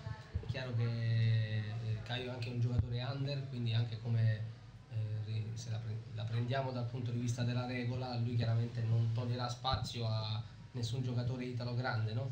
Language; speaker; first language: Italian; native; Italian